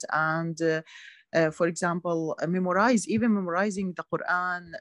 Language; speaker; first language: English; non-native, learner; Arabic